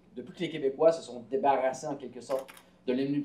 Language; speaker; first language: French; native; French